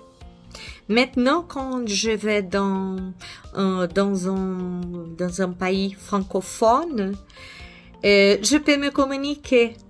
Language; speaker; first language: French; non-native, learner; Portuguese